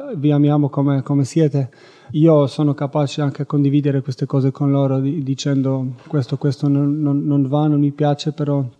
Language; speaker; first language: Italian; non-native, fluent; Polish